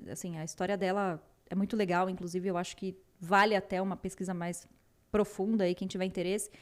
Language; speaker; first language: Portuguese; native; Portuguese